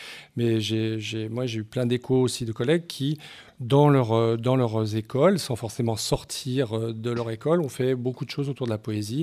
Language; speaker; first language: French; native; French